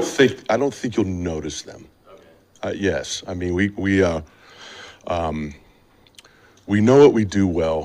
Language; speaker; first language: English; native; English